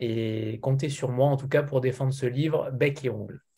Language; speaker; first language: French; native; French